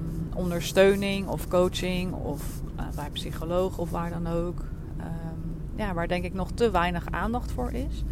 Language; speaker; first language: Dutch; native; Dutch